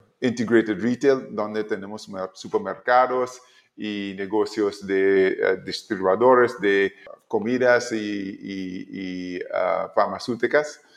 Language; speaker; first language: Spanish; non-native, learner; English